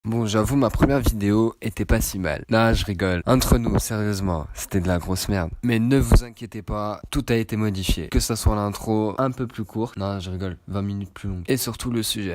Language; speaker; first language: French; native; French